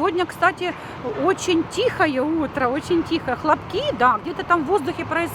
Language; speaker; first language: Russian; native; Russian